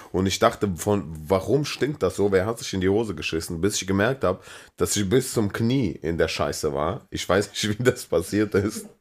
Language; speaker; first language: German; early bilingual, other home language; Russian